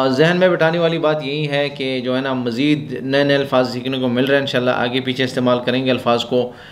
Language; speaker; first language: Urdu; non-native, local second language; Pashto